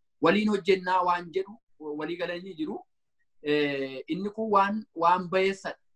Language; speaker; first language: Oromo; native; Oromo